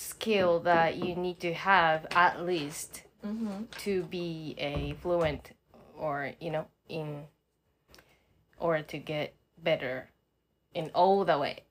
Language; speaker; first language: English; non-native, fluent; Japanese